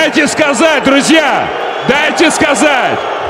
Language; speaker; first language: Russian; native; Russian